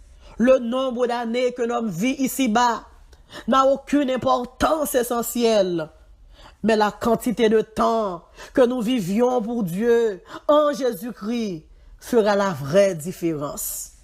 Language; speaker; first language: French; non-native, local second language; Haitian Creole